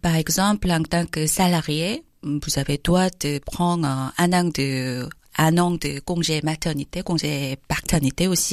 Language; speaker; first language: French; non-native, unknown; Korean